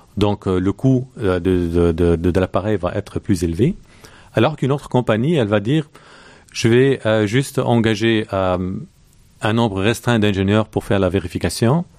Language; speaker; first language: French; non-native, local second language; Arabic